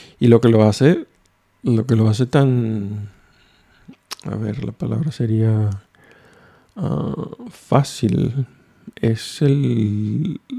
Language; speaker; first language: Spanish; native; Spanish